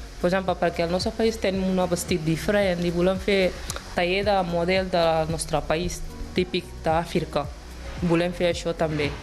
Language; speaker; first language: Catalan; non-native, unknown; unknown